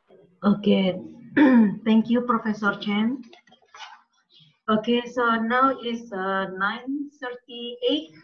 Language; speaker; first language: English; non-native, learner; Indonesian